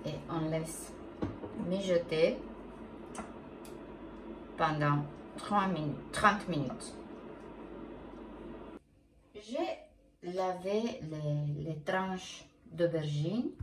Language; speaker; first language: French; non-native, fluent; Italian